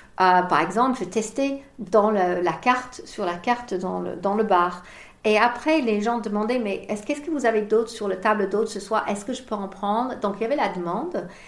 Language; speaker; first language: French; non-native, fluent; English